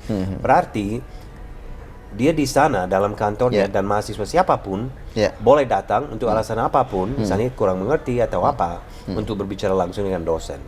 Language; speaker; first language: Indonesian; non-native, fluent; English